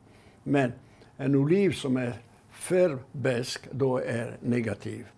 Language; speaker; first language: Swedish; non-native, fluent; Italian